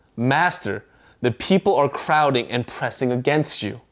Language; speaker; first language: English; early bilingual, other home language; Korean